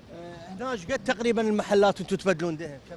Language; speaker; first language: Arabic; native; Arabic